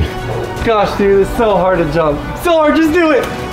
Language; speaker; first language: English; native; English